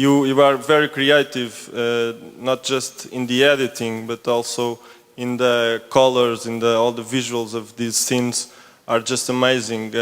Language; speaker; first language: English; non-native, learner; Italian